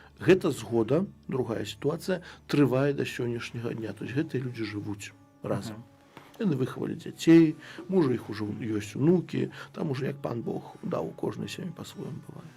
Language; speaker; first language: Belarusian; non-native, local second language; Russian